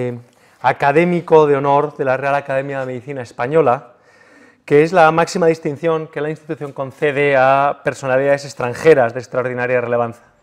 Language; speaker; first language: Spanish; native; Spanish